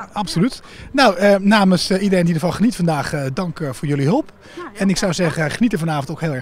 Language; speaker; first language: Dutch; native; Dutch